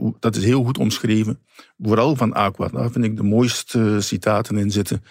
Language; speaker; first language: Dutch; native; Dutch